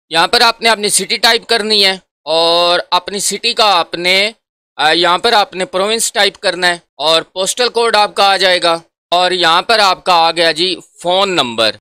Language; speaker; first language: Urdu; non-native, local second language; Punjabi